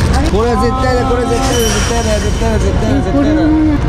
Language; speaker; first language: Japanese; native; Japanese